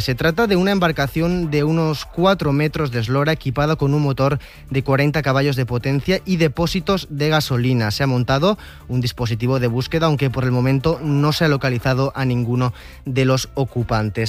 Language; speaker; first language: Spanish; native; Spanish